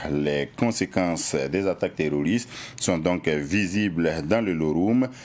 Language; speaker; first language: French; non-native, local second language; Mossi